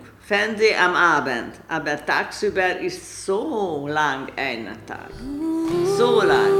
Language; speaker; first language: German; non-native, learner; Hungarian